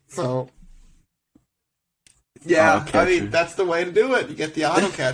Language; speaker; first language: English; native; English